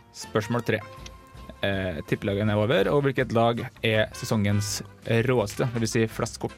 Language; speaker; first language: Norwegian; native; Norwegian